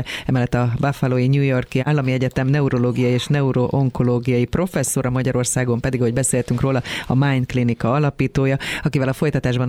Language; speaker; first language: Hungarian; native; Hungarian